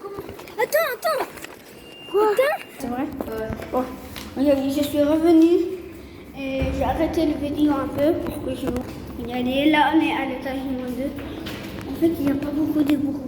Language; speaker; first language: French; non-native, learner; Arabic